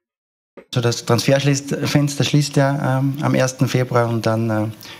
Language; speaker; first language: German; native; German